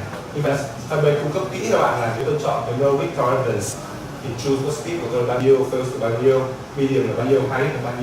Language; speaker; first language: Vietnamese; native; Vietnamese